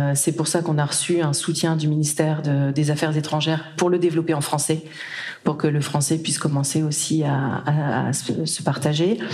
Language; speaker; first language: French; native; French